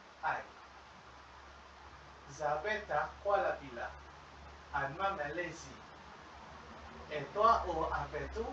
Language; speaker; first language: French; non-native, learner; Malay